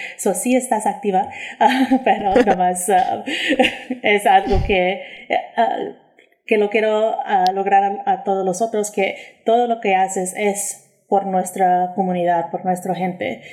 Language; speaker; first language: Spanish; early bilingual, heritage; English